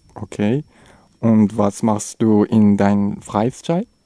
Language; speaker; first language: German; non-native, learner; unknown